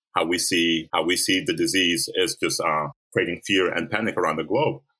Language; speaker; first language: English; early bilingual, other home language; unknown